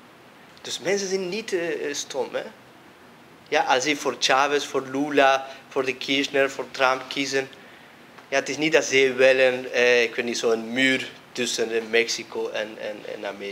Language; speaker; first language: Dutch; non-native, fluent; Spanish